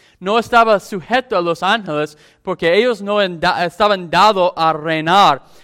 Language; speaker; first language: Spanish; non-native, fluent; English